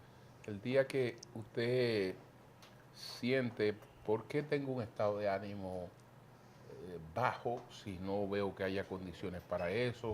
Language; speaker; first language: Spanish; native; Spanish